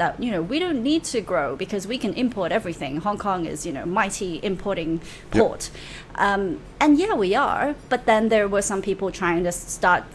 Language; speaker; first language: English; native; English